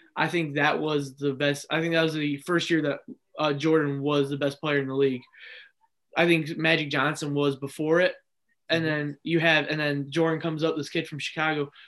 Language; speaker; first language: English; native; English